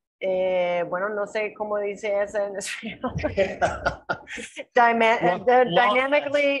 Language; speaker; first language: Spanish; non-native, learner; English